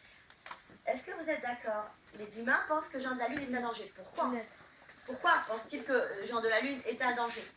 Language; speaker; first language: French; native; French